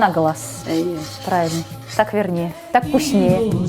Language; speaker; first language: Russian; native; Russian